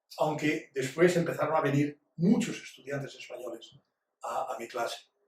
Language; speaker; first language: Spanish; native; Spanish